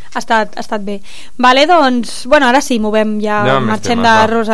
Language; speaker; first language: Catalan; native; Catalan